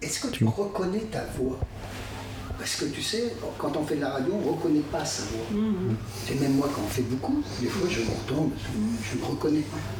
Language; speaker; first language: French; native; French